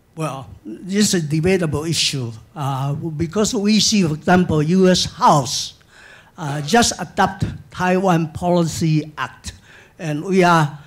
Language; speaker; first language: English; non-native, fluent; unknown